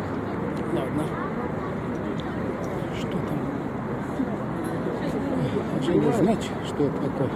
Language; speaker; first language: Russian; non-native, fluent; Bangla